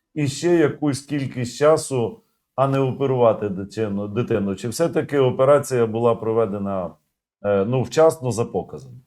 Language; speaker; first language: Ukrainian; native; Ukrainian